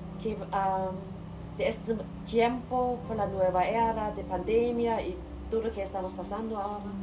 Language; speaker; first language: Spanish; non-native, learner; German